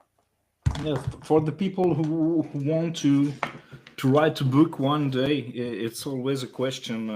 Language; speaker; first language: English; non-native, learner; French